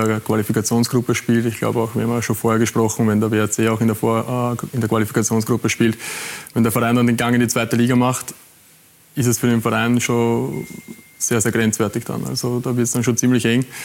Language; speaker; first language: German; native; German